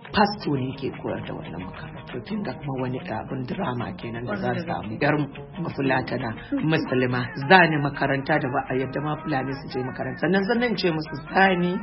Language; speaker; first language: Hausa; non-native, local second language; Fula